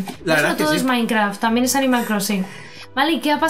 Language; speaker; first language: Spanish; native; Spanish